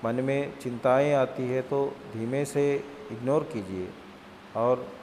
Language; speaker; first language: Hindi; non-native, local second language; Malayalam